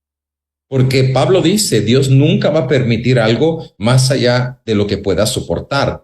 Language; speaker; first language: Spanish; native; Spanish